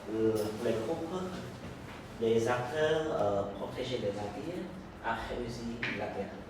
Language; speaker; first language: French; non-native, learner; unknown